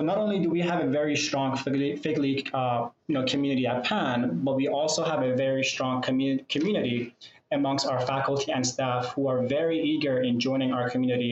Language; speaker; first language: English; non-native, fluent; Persian